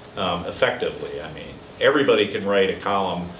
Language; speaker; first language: English; native; English